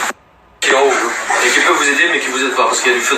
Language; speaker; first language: French; native; French